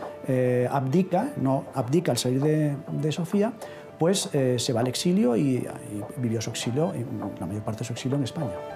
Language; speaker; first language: Spanish; native; Spanish